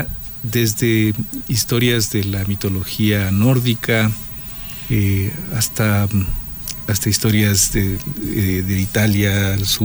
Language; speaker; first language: Spanish; native; Spanish